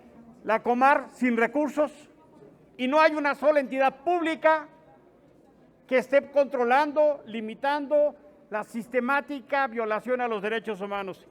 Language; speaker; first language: Spanish; native; Spanish